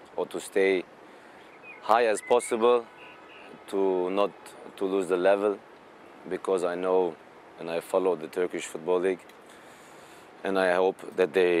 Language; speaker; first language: English; non-native, fluent; German